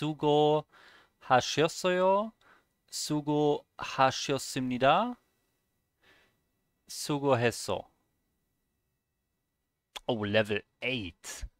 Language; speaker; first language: Korean; non-native, learner; German